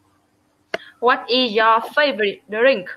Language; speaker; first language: English; non-native, learner; Vietnamese